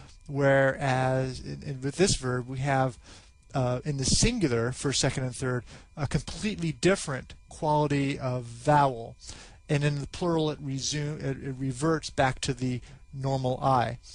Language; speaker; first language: English; native; English